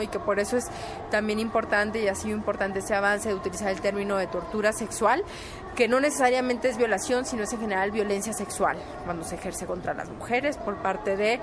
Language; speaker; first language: Spanish; native; Spanish